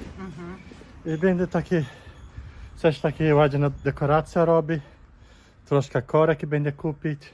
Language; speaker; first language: Polish; non-native, learner; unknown